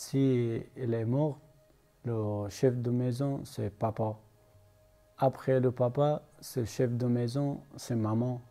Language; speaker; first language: French; non-native, learner; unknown